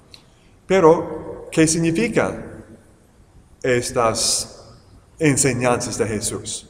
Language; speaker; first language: Spanish; non-native, fluent; English